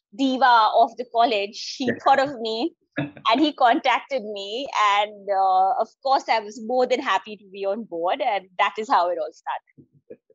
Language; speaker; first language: English; non-native, local second language; Hindi